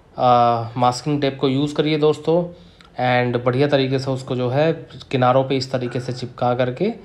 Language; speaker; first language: Hindi; native; Hindi